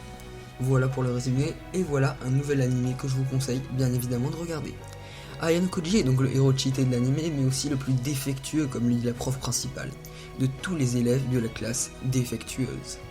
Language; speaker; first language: French; native; French